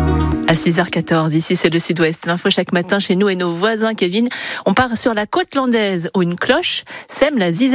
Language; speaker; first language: French; native; French